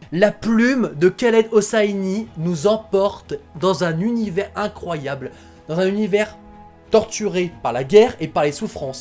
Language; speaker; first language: French; native; French